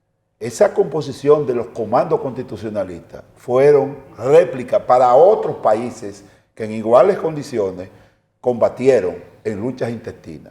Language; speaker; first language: Spanish; native; Spanish